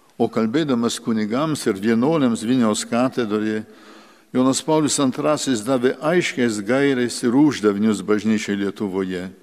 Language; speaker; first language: Lithuanian; early bilingual, heritage; Lithuanian